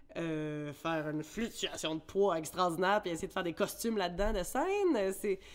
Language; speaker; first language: French; early bilingual, other home language; English